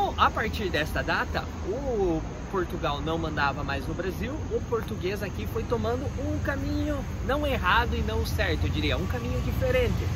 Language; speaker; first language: Portuguese; native; Portuguese